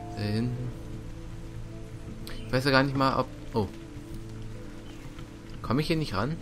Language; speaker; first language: German; native; German